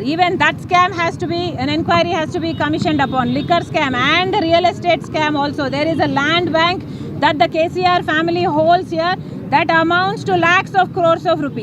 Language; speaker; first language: English; non-native, local second language; Telugu